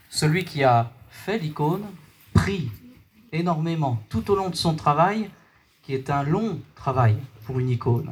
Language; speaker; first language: French; native; French